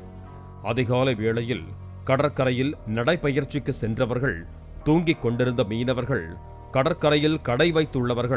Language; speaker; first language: Tamil; native; Tamil